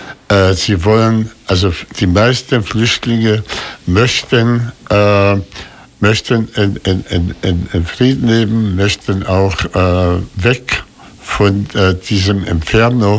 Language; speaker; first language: German; non-native, fluent; Arabic